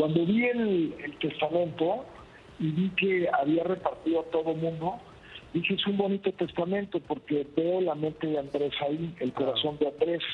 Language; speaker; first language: Spanish; native; Spanish